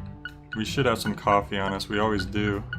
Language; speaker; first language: English; native; English